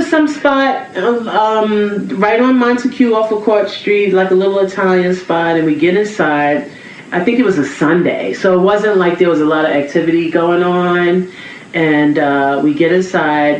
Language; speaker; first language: English; native; English